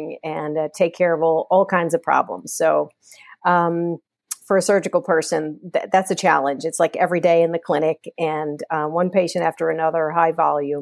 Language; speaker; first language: English; native; English